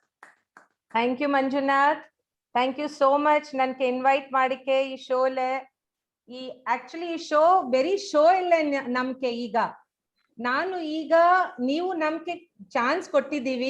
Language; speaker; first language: Kannada; non-native, local second language; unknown